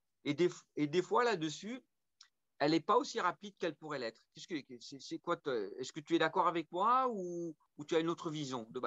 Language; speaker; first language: French; native; French